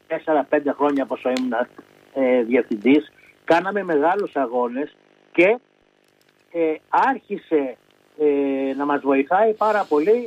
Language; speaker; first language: Greek; native; Greek